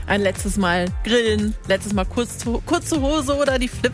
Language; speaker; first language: German; native; German